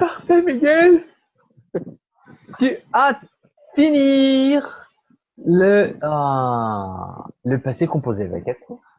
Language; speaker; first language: French; non-native, fluent; Portuguese